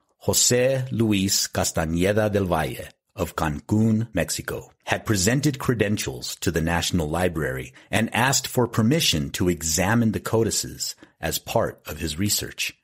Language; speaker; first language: English; native; English